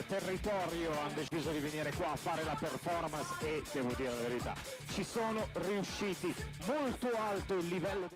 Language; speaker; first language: Italian; native; Italian